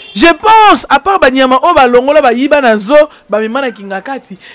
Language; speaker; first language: French; non-native, local second language; Lingala